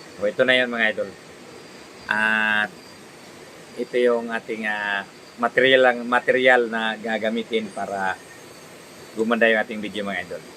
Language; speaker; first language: Filipino; non-native, local second language; Cebuano